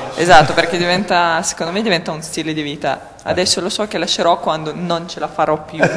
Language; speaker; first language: Italian; non-native, fluent; Russian